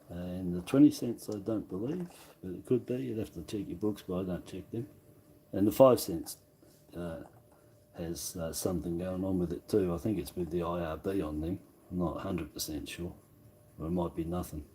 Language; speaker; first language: English; native; English